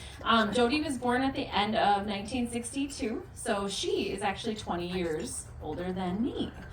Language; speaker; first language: English; native; English